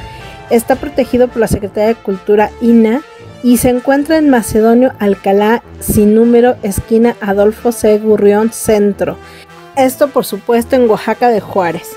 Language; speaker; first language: Spanish; native; Spanish